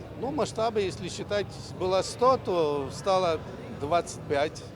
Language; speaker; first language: Russian; non-native, fluent; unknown